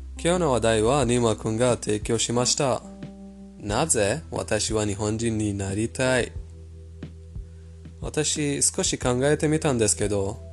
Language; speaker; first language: Japanese; non-native, fluent; Persian